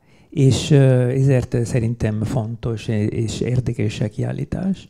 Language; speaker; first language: Hungarian; non-native, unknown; Italian